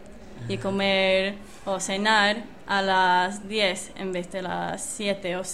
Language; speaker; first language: Spanish; non-native, fluent; English